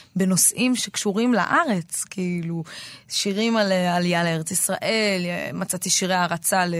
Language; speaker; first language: Hebrew; native; Hebrew